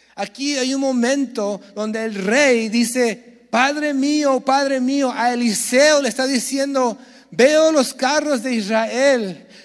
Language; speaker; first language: Spanish; early bilingual, heritage; Spanish